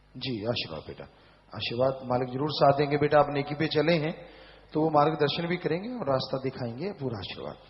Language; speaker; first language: Hindi; non-native, local second language; Punjabi